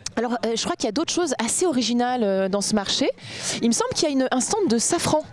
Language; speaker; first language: French; native; French